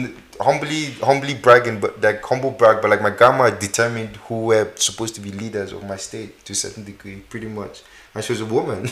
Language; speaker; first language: English; non-native, local second language; Hausa